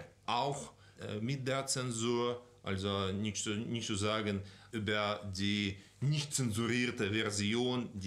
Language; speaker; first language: German; non-native, fluent; Russian